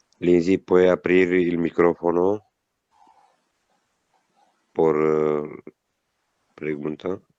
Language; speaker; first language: Spanish; non-native, learner; Italian